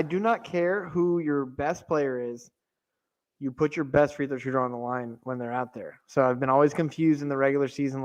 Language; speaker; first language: English; native; English